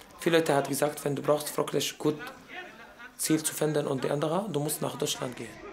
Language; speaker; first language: German; non-native, learner; Arabic